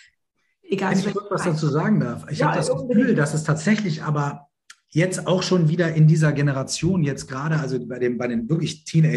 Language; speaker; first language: German; native; German